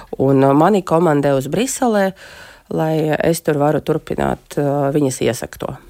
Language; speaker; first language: Latvian; non-native, local second language; Russian